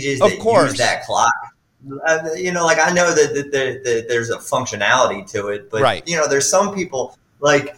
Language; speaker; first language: English; native; English